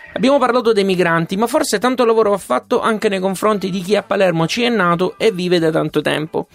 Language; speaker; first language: Italian; native; Italian